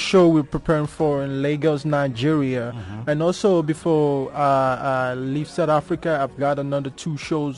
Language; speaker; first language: English; non-native, local second language; Yoruba